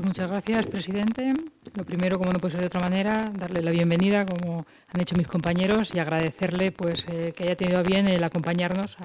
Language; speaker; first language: Spanish; native; Spanish